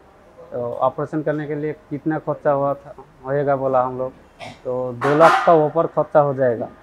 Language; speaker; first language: Hindi; non-native, local second language; Bangla